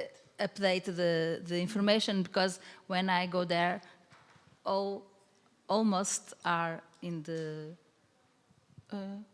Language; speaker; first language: English; non-native, learner; Portuguese